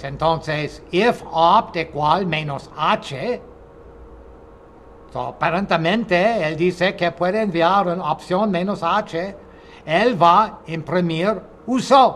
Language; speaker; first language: Spanish; non-native, fluent; English